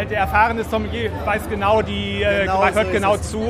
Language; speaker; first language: German; native; German